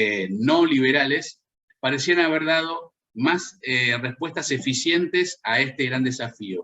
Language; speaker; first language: Spanish; native; Spanish